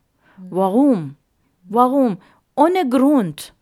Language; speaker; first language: German; non-native, learner; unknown